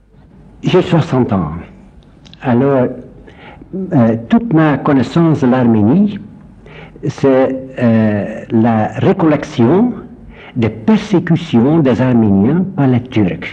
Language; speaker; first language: French; non-native, fluent; Dutch